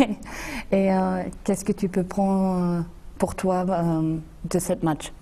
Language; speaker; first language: French; non-native, fluent; German